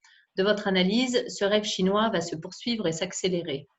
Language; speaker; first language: French; native; French